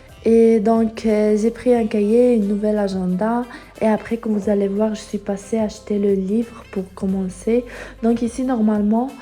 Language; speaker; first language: French; non-native, fluent; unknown